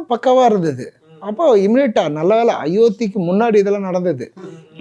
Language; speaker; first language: Tamil; native; Tamil